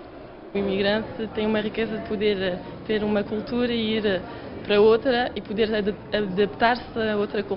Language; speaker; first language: Portuguese; early bilingual, heritage; Portuguese